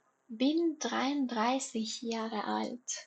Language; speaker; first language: German; non-native, fluent; Persian